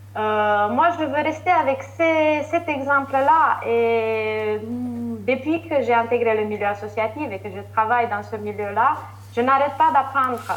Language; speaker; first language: French; non-native, fluent; Romanian